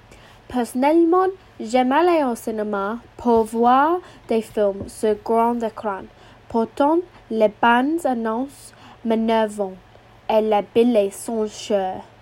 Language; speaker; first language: French; non-native, learner; English